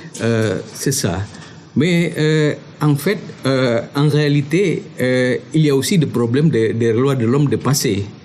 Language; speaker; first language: French; non-native, fluent; Indonesian